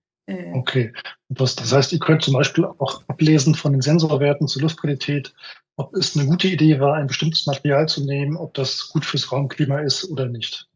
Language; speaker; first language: German; native; German